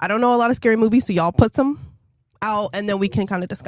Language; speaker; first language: English; native; English